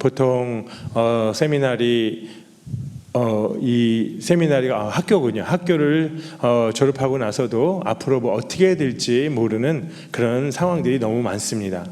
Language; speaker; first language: Korean; native; Korean